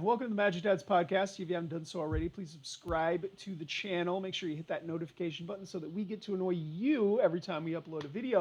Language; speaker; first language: English; native; English